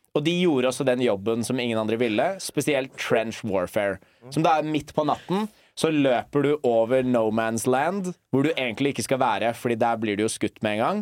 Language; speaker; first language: Norwegian; early bilingual, other home language; English